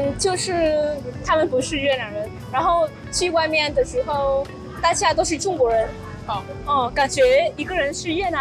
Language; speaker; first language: Chinese; non-native, fluent; Vietnamese